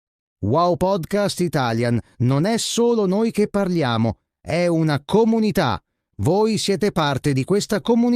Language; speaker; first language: Italian; non-native, fluent; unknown